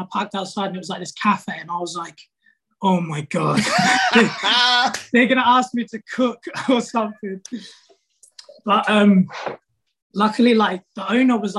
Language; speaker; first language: English; native; English